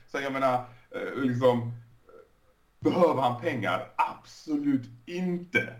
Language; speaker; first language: Swedish; early bilingual, other home language; Persian